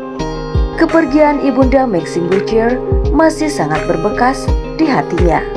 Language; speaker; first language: Indonesian; native; Indonesian